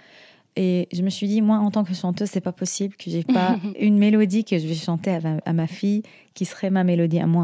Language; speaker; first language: French; non-native, fluent; Arabic